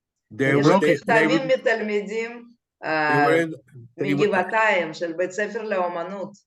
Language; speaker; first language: Hebrew; non-native, fluent; Russian